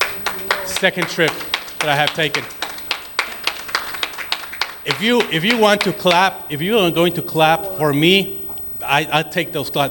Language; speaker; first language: English; non-native, fluent; Spanish